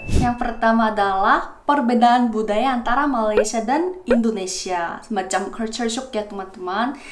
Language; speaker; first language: Indonesian; non-native, fluent; Korean